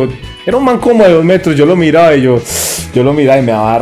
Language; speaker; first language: Spanish; native; Spanish